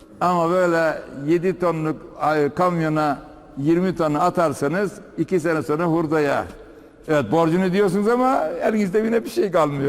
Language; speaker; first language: Turkish; native; Turkish